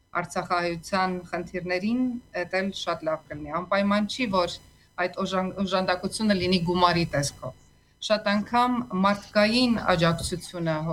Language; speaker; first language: Armenian; native; Armenian